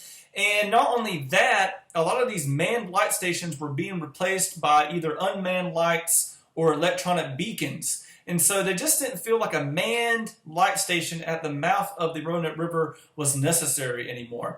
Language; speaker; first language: English; native; English